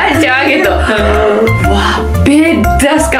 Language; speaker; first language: Indonesian; non-native, learner; Japanese